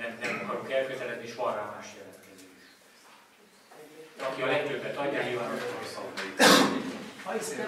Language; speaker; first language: Hungarian; native; Hungarian